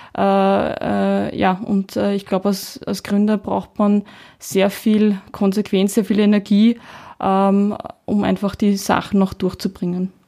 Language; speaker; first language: German; early bilingual, heritage; Czech